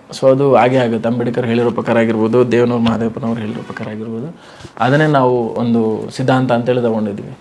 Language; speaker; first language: Kannada; non-native, local second language; Lambadi